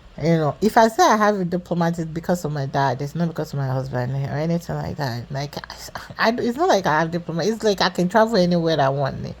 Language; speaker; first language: English; non-native, local second language; Yoruba